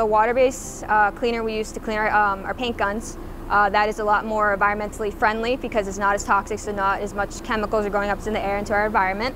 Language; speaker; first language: English; native; English